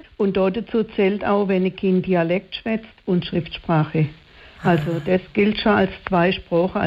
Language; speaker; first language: German; native; German